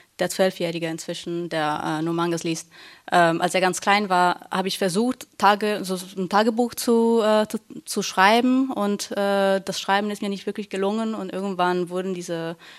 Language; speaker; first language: German; early bilingual, heritage; Italian